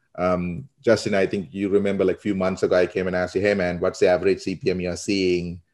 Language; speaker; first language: English; non-native, local second language; Sinhala